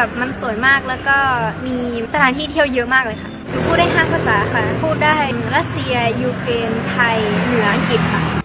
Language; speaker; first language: Thai; early bilingual, other home language; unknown